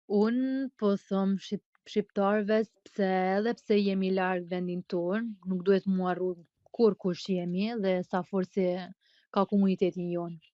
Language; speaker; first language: Albanian; early bilingual, heritage; Albanian